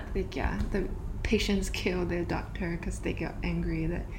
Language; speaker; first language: English; non-native, fluent; Chinese